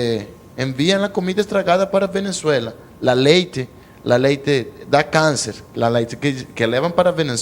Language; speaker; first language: Portuguese; non-native, learner; Spanish